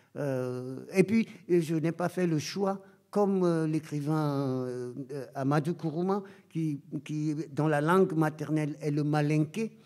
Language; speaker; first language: French; non-native, local second language; Ewe